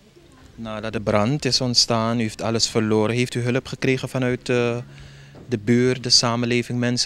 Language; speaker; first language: Dutch; native; Dutch